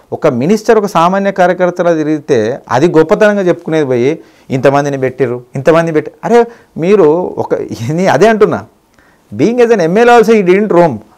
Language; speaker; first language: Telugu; native; Telugu